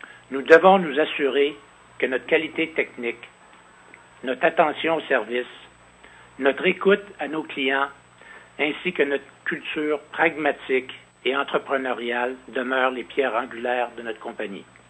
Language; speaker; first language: French; native; French